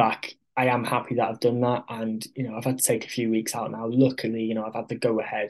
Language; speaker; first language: English; native; English